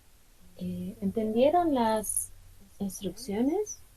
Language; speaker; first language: Spanish; non-native, fluent; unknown